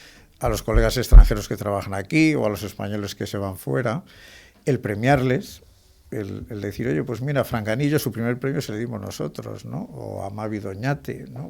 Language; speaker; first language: Spanish; native; Spanish